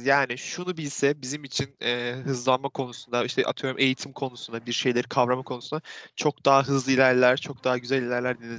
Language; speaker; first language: Turkish; native; Turkish